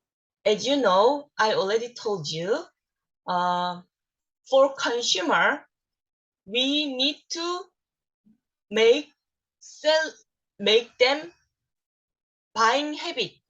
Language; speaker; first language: English; non-native, learner; Korean